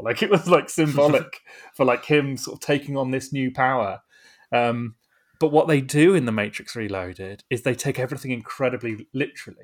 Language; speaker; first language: English; native; English